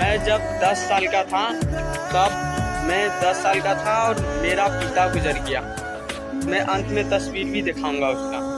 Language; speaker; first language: Hindi; non-native, local second language; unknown